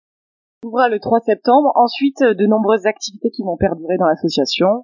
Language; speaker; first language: French; native; French